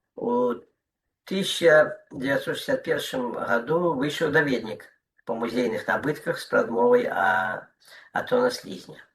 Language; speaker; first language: Belarusian; non-native, local second language; Russian